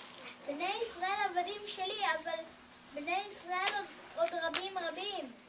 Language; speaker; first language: Hebrew; non-native, learner; English